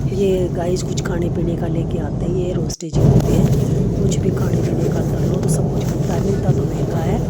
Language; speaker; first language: Hindi; native; Hindi